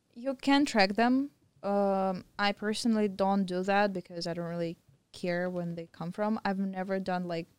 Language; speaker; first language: English; non-native, fluent; Russian